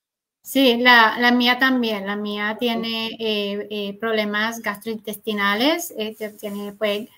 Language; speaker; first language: Spanish; native; Spanish